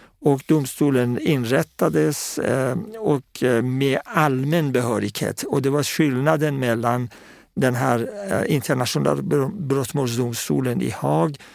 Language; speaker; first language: Swedish; non-native, fluent; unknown